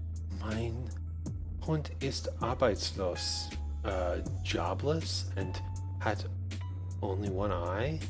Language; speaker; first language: German; non-native, learner; English